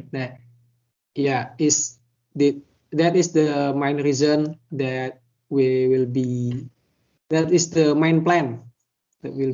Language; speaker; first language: English; non-native, learner; Indonesian